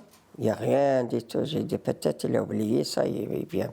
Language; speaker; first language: French; non-native, learner; Riffian